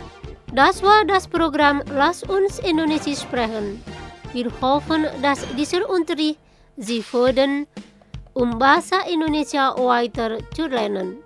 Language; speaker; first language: German; non-native, fluent; Indonesian